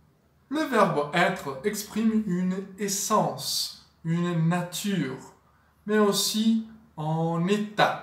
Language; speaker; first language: French; non-native, fluent; Portuguese